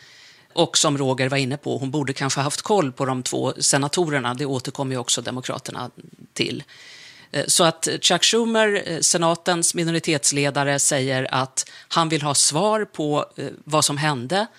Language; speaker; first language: Swedish; native; Swedish